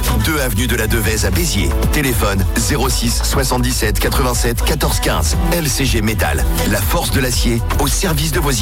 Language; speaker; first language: French; native; French